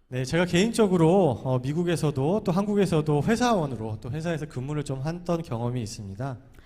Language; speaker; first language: Korean; native; Korean